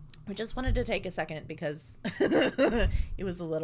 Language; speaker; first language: English; native; English